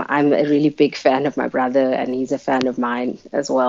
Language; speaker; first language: English; non-native, local second language; Afrikaans